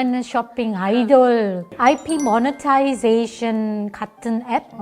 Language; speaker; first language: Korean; non-native, fluent; Indonesian